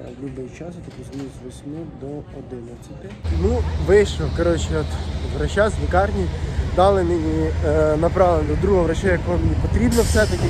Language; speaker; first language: Ukrainian; non-native, local second language; Russian